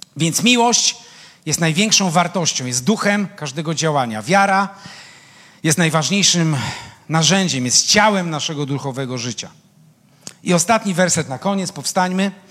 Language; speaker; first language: Polish; native; Polish